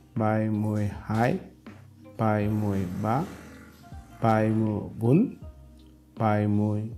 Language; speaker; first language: Vietnamese; non-native, learner; Dutch